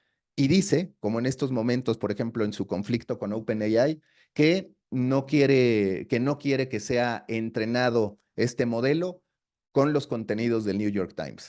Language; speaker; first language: Spanish; native; Spanish